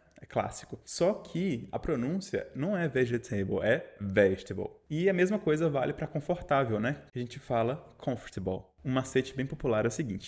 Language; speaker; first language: Portuguese; native; Portuguese